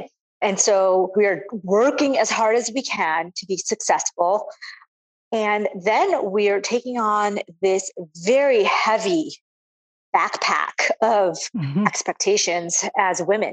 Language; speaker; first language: English; native; English